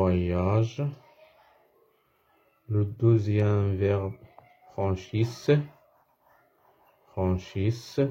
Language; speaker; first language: French; non-native, fluent; Arabic